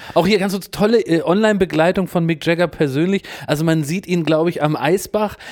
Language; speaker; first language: German; native; German